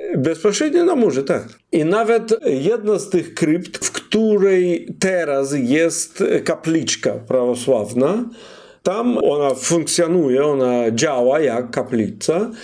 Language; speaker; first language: Polish; non-native, fluent; Russian